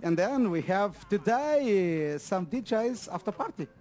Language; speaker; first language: English; non-native, learner; Portuguese